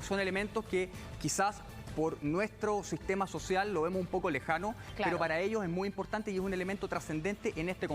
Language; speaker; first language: Spanish; native; Spanish